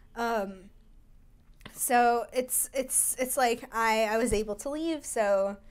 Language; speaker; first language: English; early bilingual, other home language; Russian